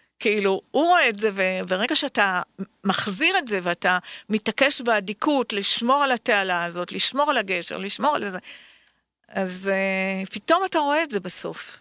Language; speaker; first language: Hebrew; native; Hebrew